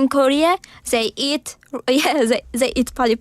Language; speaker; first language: English; non-native, learner; Uzbek